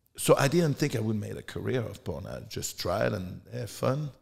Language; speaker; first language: English; non-native, fluent; French